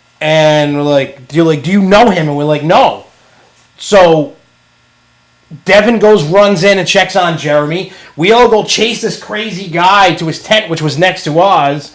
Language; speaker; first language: English; native; English